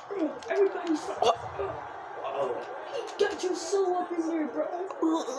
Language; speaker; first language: English; native; English